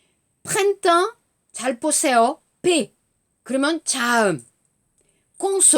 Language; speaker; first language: Korean; non-native, learner; French